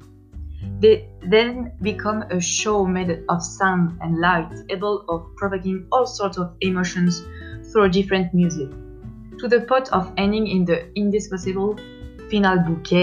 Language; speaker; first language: English; non-native, fluent; French